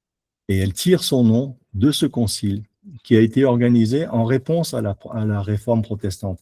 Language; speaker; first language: French; native; French